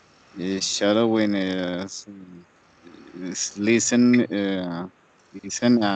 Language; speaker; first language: English; non-native, learner; Spanish